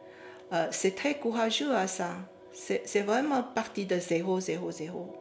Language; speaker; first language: French; non-native, fluent; Chinese